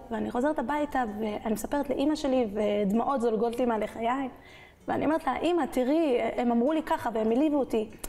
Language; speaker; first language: Hebrew; early bilingual, other home language; French